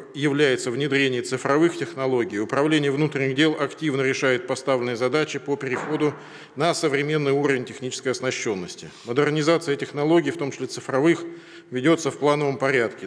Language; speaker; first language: Russian; native; Russian